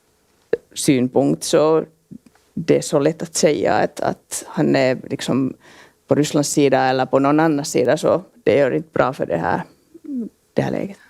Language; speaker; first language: Swedish; non-native, local second language; Finnish